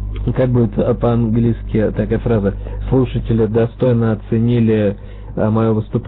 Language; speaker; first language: Russian; native; Russian